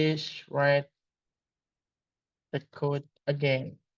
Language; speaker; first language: English; non-native, learner; Indonesian